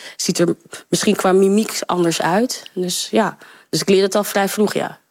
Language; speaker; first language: Dutch; early bilingual, other home language; Sranan Tongo